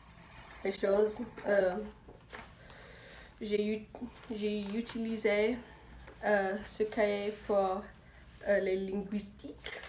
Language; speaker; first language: French; non-native, learner; English